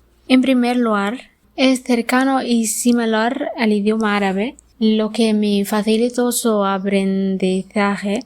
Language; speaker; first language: Spanish; non-native, learner; Arabic